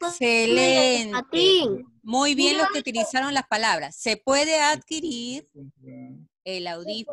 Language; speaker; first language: Spanish; native; Spanish